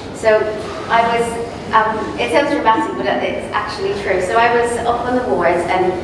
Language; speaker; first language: English; native; English